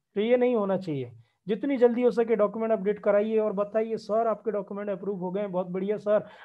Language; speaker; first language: Hindi; native; Hindi